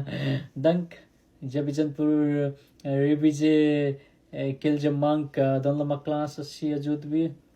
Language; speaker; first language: French; non-native, learner; Nepali